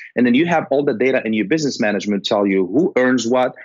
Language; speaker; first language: English; non-native, fluent; Arabic